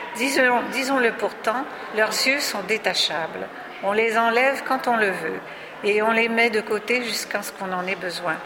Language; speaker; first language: French; native; French